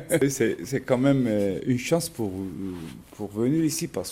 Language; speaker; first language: French; non-native, fluent; Turkish